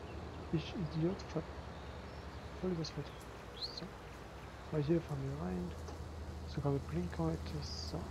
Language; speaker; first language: German; native; German